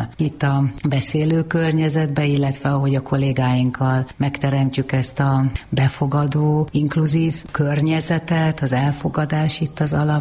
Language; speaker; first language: Hungarian; native; Hungarian